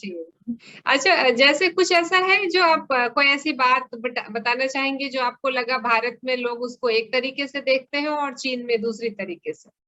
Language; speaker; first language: Hindi; native; Hindi